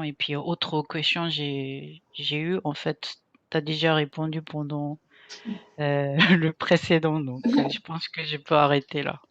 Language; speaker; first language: French; non-native, fluent; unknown